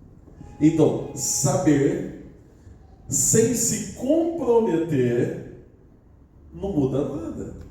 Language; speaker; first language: Portuguese; native; Portuguese